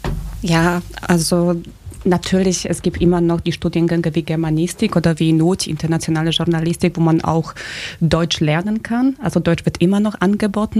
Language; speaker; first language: German; early bilingual, other home language; Polish